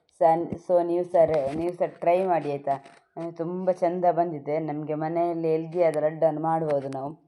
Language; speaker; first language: Kannada; non-native, local second language; Tulu